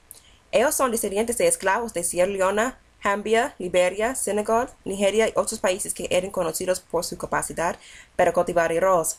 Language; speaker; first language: Spanish; non-native, learner; English